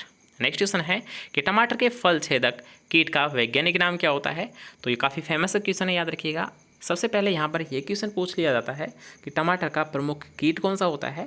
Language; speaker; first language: Hindi; native; Hindi